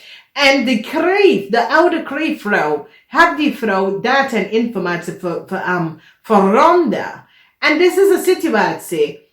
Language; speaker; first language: Dutch; non-native, learner; English